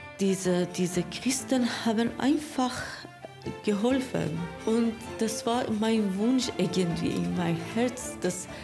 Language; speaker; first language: German; non-native, learner; Persian